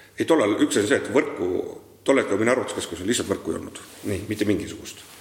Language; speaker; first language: Estonian; native; Estonian